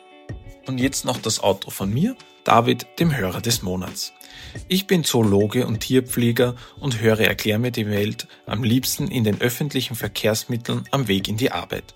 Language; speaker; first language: German; native; German